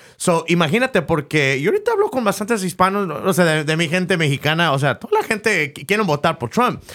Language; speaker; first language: Spanish; early bilingual, heritage; Spanish